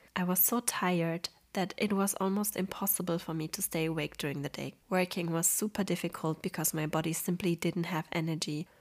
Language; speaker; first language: English; non-native, fluent; Polish